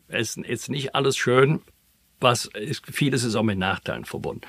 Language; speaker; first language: German; native; German